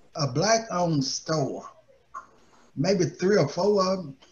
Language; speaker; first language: English; native; English